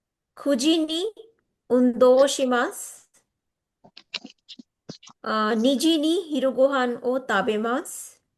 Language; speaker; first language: Japanese; non-native, fluent; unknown